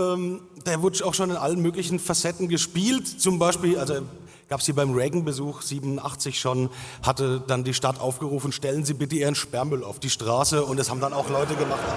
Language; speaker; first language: German; native; German